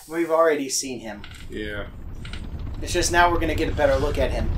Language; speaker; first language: English; native; English